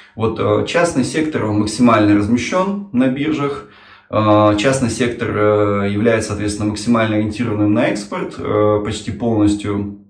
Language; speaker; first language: Russian; native; Russian